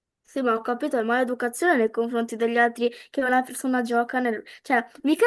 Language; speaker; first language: Italian; early bilingual, other home language; Bangla